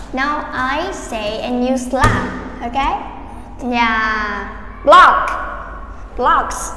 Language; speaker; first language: English; non-native, fluent; Vietnamese